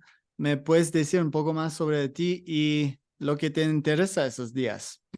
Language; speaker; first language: Spanish; non-native, learner; English